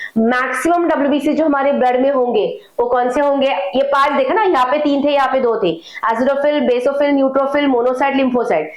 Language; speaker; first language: Hindi; non-native, local second language; Marathi